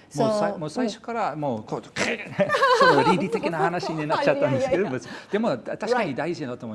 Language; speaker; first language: Japanese; non-native, fluent; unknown